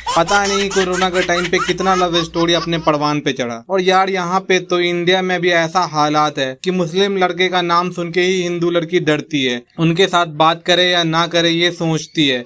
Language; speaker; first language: Hindi; native; Hindi